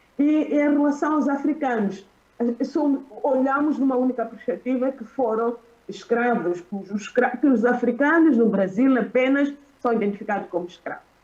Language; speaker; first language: Portuguese; non-native, local second language; Tsonga